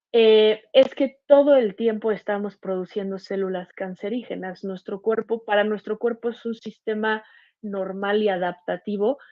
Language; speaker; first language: Spanish; native; Spanish